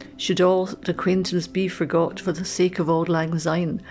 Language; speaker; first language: English; native; English